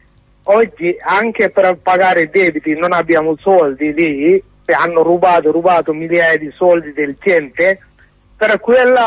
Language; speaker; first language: Italian; non-native, learner; Sinhala